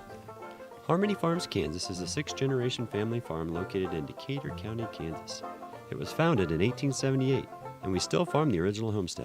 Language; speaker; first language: English; native; English